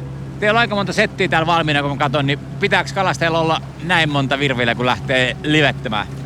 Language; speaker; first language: Finnish; native; Finnish